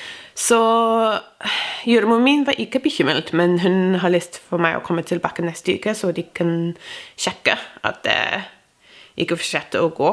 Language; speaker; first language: Norwegian; non-native, fluent; English